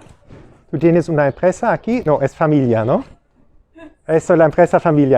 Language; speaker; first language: Spanish; non-native, learner; German